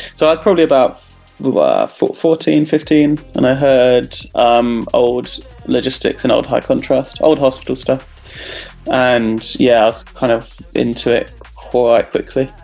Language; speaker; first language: English; native; English